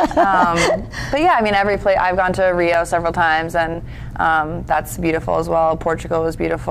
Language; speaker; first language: English; native; English